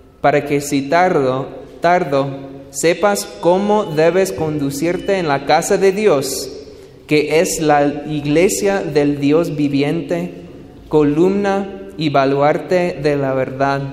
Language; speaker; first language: Spanish; non-native, learner; English